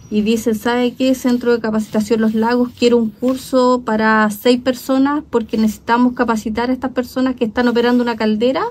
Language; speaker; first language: Spanish; native; Spanish